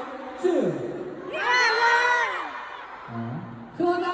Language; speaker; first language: Vietnamese; non-native, learner; Korean